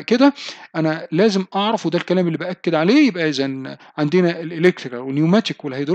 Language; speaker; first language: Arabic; native; Arabic